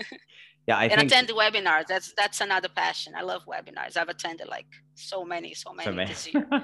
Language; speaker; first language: English; non-native, fluent; Portuguese